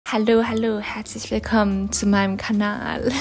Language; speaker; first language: German; non-native, learner; English